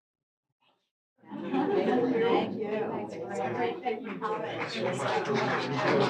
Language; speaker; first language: English; native; English